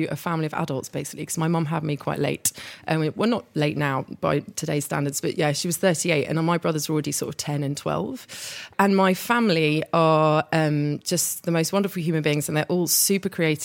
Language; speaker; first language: English; native; English